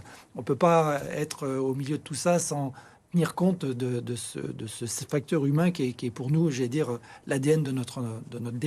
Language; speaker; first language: French; native; French